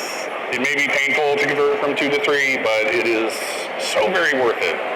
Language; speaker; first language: English; native; English